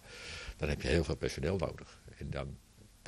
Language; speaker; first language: Dutch; native; Dutch